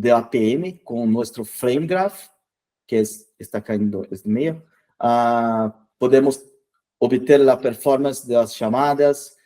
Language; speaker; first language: Spanish; non-native, fluent; Portuguese